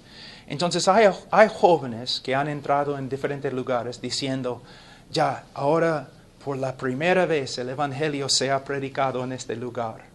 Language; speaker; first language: Spanish; non-native, fluent; English